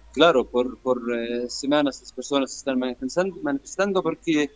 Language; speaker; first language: Spanish; non-native, fluent; Arabic